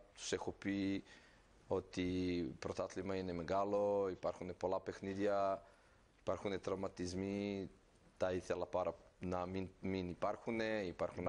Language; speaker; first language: Greek; non-native, fluent; Serbian